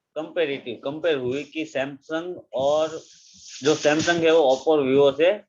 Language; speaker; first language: Hindi; non-native, local second language; Gujarati